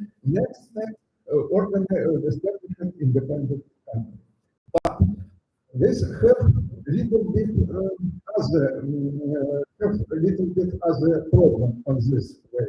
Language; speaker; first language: English; non-native, learner; Russian